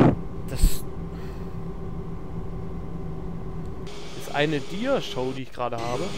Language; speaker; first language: German; native; German